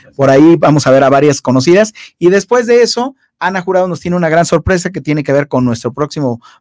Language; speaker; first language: Spanish; native; Spanish